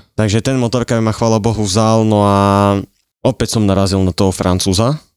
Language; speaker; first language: Slovak; native; Slovak